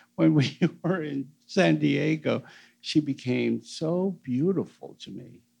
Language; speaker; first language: English; native; English